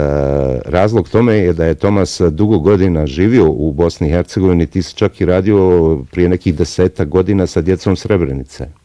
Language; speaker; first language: Bosnian; native; Bosnian